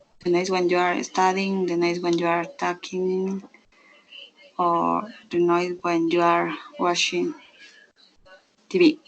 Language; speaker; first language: English; non-native, learner; Spanish